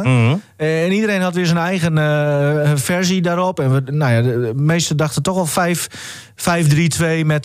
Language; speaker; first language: Dutch; native; Dutch